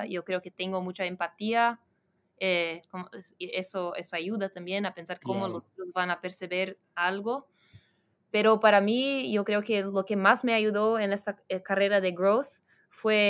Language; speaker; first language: Spanish; non-native, fluent; Portuguese